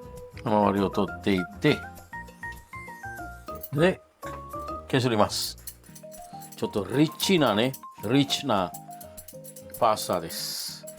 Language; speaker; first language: Japanese; non-native, fluent; Italian